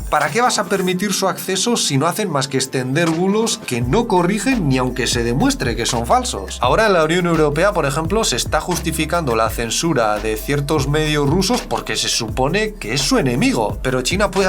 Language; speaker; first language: Spanish; native; Spanish